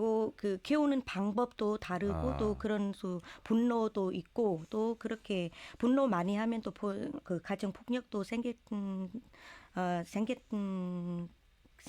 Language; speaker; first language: Korean; non-native, learner; Vietnamese